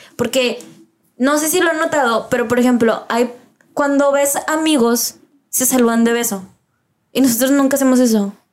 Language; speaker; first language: Spanish; early bilingual, heritage; Spanish